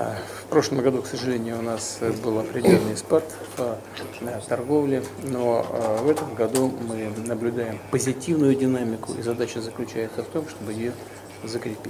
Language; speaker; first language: Russian; native; Russian